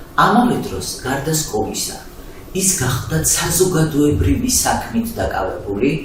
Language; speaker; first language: Georgian; native; Georgian